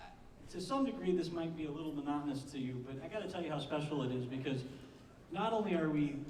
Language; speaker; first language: English; native; English